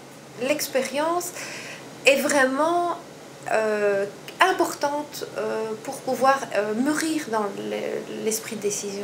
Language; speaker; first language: French; native; French